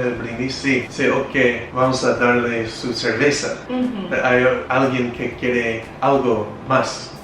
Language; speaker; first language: Spanish; non-native, fluent; English